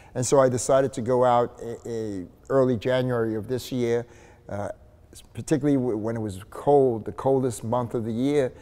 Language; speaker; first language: English; native; English